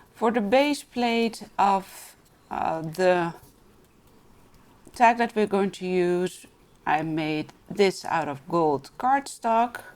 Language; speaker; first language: English; non-native, fluent; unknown